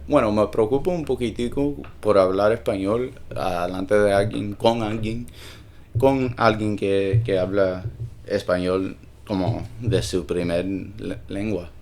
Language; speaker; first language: Spanish; early bilingual, heritage; Spanish